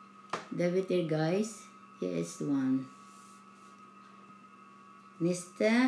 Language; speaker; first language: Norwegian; non-native, learner; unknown